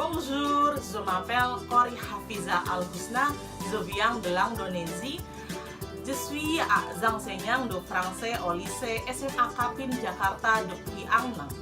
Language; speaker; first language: French; non-native, fluent; Indonesian